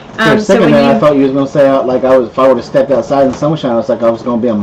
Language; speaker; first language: English; native; English